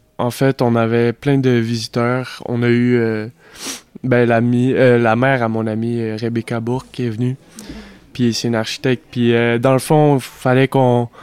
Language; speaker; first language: French; native; French